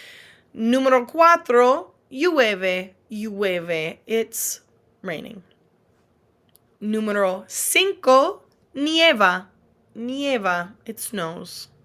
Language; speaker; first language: Spanish; non-native, fluent; English